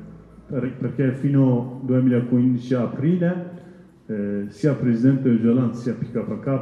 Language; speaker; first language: Italian; non-native, learner; Kurdish